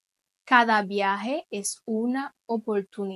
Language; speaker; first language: Spanish; non-native, fluent; Haitian Creole